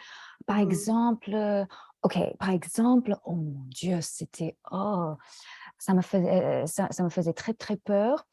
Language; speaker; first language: French; non-native, fluent; English